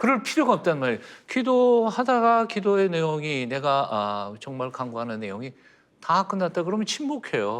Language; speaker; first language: Korean; native; Korean